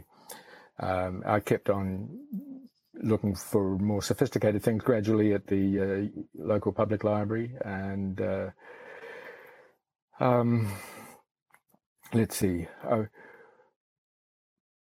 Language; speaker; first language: English; native; English